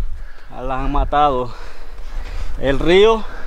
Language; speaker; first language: Spanish; native; Spanish